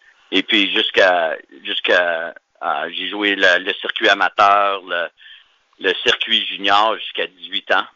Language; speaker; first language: French; native; French